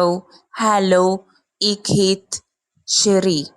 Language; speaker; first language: Dutch; non-native, learner; Arabic